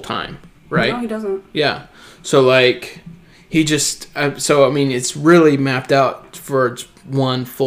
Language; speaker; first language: English; native; English